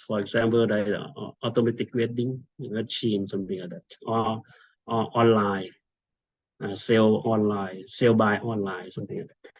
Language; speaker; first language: English; non-native, fluent; Thai